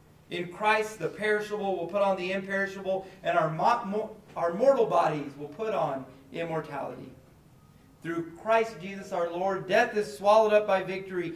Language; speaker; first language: English; native; English